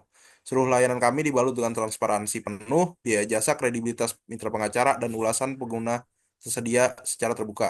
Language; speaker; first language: Indonesian; native; Indonesian